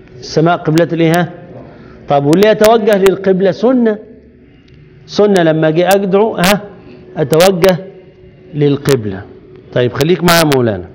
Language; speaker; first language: Arabic; native; Arabic